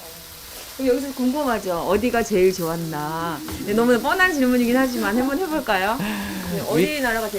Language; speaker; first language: Korean; native; Korean